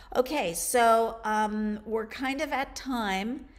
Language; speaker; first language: English; native; English